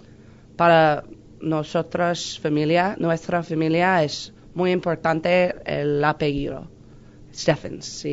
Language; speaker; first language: Spanish; non-native, learner; English